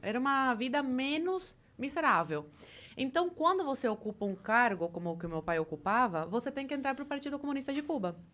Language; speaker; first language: Portuguese; early bilingual, other home language; Spanish